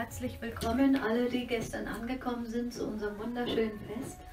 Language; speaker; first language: German; native; German